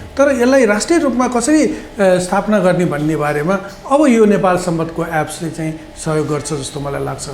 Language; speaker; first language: Nepali; non-native, local second language; Newari